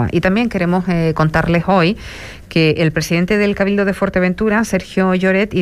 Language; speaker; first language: Spanish; native; Spanish